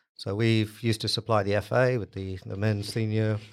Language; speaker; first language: English; native; English